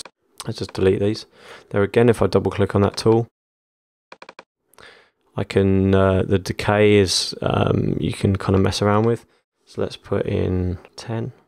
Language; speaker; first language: English; native; English